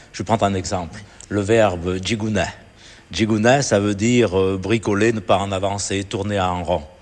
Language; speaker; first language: French; native; French